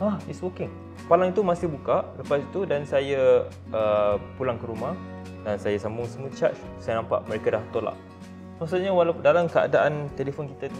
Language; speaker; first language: Malay; native; Malay